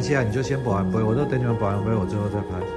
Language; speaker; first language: Chinese; native; Chinese